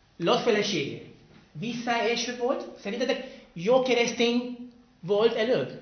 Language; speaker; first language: Hungarian; non-native, learner; Spanish